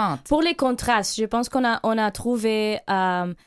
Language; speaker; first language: French; non-native, fluent; Catalan